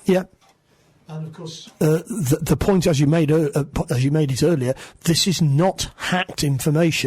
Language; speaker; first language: English; native; English